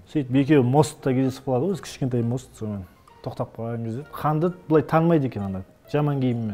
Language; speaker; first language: Kazakh; native; Kazakh